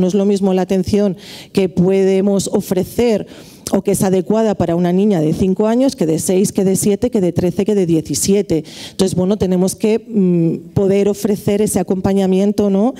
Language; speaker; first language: Spanish; native; Spanish